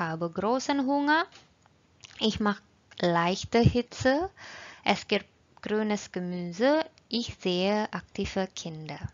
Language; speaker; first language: German; non-native, fluent; Indonesian